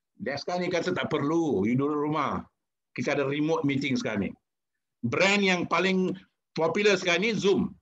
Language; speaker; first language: Malay; non-native, local second language; Tamil